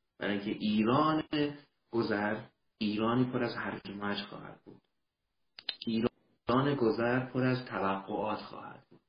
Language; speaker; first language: Persian; early bilingual, heritage; Persian